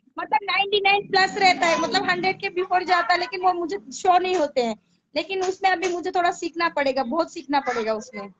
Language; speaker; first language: Hindi; native; Hindi